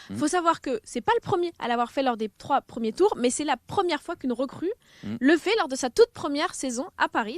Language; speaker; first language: French; native; French